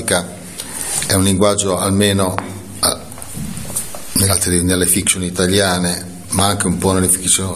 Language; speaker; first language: Italian; native; Italian